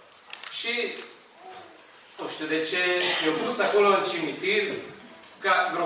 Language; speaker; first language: Romanian; non-native, learner; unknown